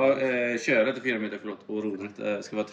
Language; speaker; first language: Swedish; native; Swedish